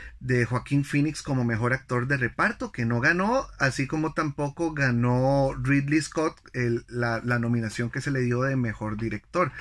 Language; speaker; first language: Spanish; native; Spanish